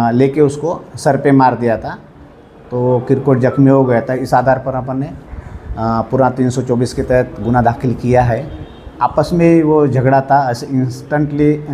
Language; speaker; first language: Hindi; non-native, local second language; Marathi